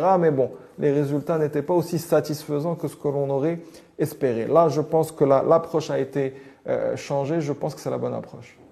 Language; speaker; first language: French; non-native, local second language; Arabic